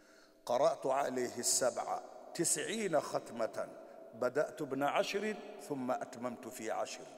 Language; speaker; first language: Arabic; non-native, fluent; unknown